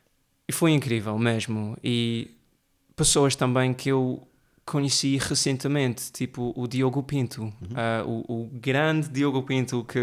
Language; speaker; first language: Portuguese; early bilingual, heritage; Portuguese